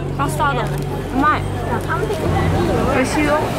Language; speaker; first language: Japanese; non-native, fluent; Russian